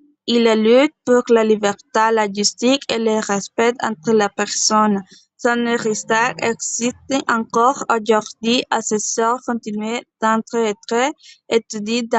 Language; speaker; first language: French; non-native, learner; Spanish